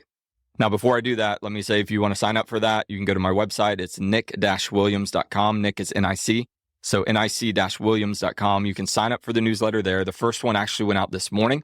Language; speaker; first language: English; native; English